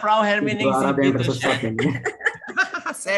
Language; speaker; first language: German; non-native, fluent; Indonesian